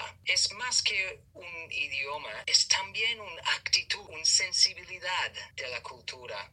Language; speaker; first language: Spanish; non-native, learner; English